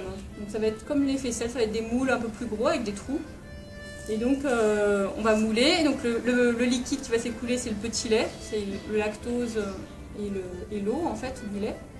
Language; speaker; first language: French; native; French